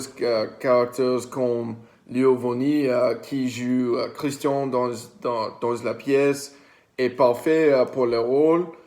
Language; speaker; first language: French; non-native, learner; English